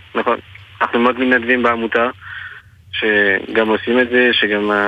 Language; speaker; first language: Hebrew; non-native, fluent; French